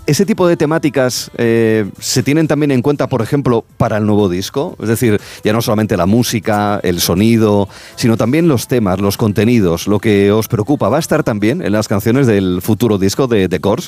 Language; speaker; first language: Spanish; native; Spanish